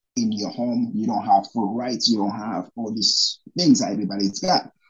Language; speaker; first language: English; non-native, local second language; Rundi